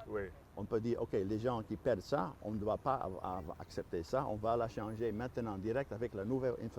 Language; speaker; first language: French; non-native, fluent; Dutch